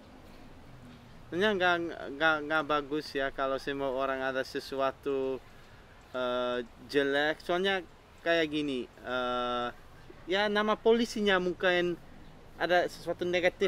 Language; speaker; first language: Indonesian; non-native, fluent; Dutch